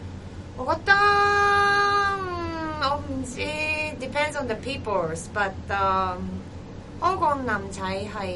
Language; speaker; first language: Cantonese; non-native, learner; Japanese